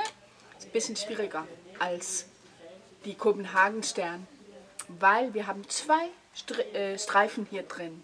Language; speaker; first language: German; non-native, learner; Danish